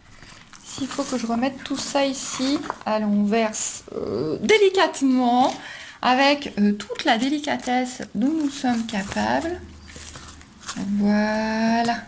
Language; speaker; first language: French; native; French